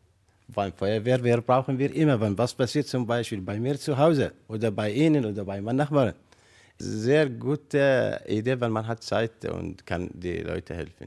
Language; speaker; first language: German; non-native, learner; Arabic